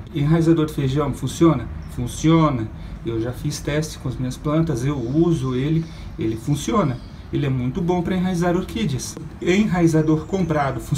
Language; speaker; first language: Portuguese; native; Portuguese